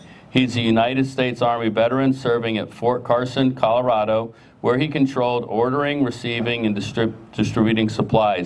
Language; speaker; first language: English; native; English